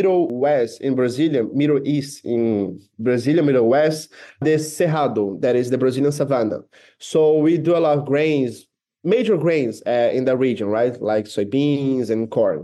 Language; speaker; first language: English; non-native, fluent; Portuguese